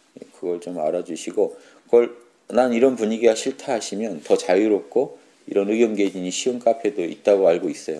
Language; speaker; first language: Korean; native; Korean